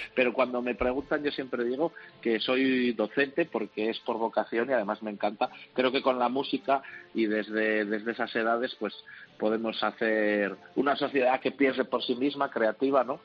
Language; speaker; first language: Spanish; native; Spanish